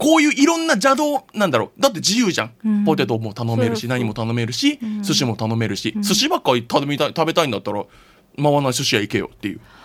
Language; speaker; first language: Japanese; native; Japanese